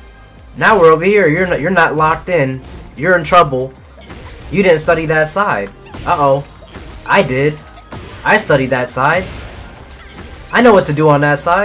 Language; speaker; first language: English; native; English